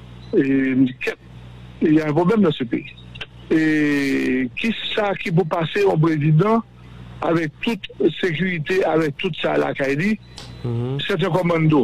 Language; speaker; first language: French; non-native, local second language; Haitian Creole